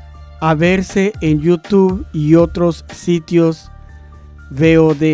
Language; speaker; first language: Spanish; early bilingual, heritage; Spanish